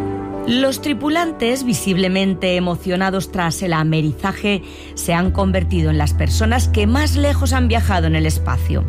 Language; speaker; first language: Spanish; native; Spanish